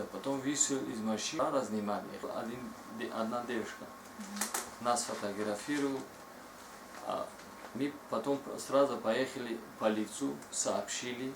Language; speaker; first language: Russian; non-native, learner; Tajik